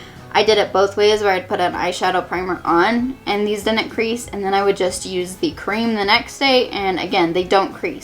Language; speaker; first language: English; native; English